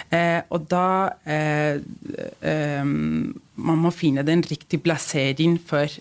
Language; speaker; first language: Norwegian; non-native, fluent; Spanish